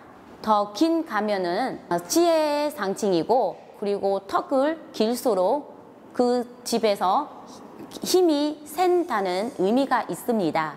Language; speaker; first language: Korean; non-native, fluent; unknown